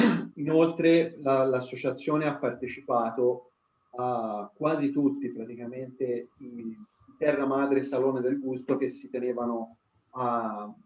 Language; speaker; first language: Italian; native; Italian